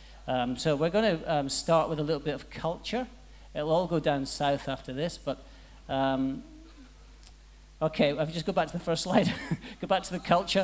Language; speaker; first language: English; native; English